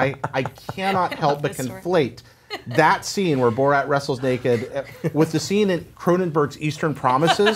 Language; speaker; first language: English; native; English